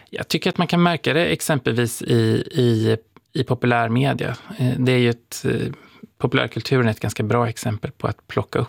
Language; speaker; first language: Swedish; native; Swedish